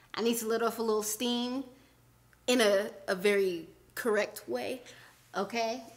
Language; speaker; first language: English; native; English